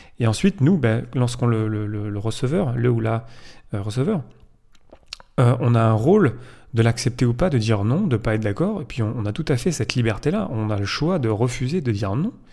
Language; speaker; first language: French; native; French